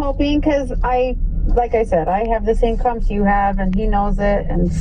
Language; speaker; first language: English; native; English